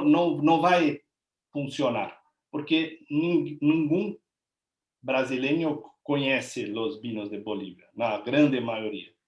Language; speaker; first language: Spanish; non-native, learner; Portuguese